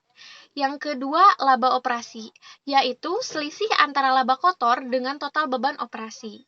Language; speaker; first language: Indonesian; native; Indonesian